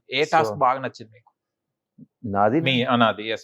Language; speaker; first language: Telugu; native; Telugu